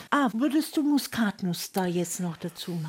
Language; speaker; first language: German; native; German